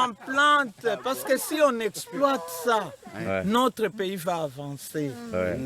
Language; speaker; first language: French; non-native, local second language; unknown